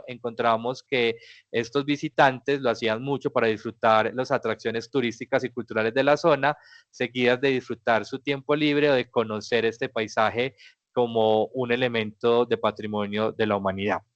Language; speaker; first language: Spanish; native; Spanish